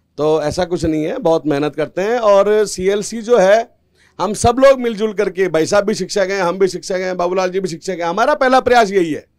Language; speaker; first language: Hindi; native; Hindi